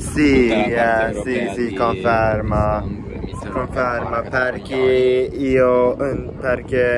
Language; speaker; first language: Italian; non-native, learner; Turkish